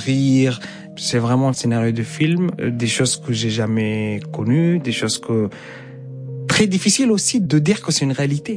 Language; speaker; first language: French; non-native, fluent; Arabic